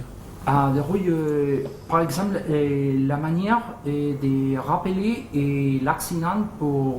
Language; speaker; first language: French; non-native, fluent; Spanish